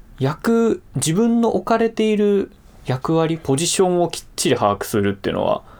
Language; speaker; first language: Japanese; early bilingual, heritage; Japanese